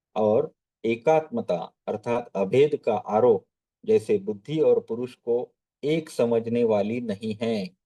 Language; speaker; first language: Hindi; non-native, local second language; Marathi